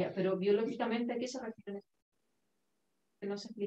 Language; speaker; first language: Spanish; non-native, learner; Italian